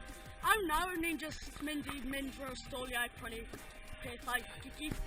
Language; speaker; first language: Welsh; non-native, local second language; English